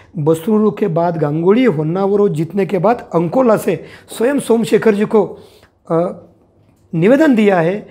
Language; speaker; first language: Hindi; non-native, local second language; Marathi